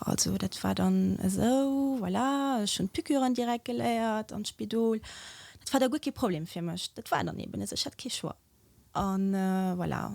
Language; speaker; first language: Luxembourgish; early bilingual, other home language; Portuguese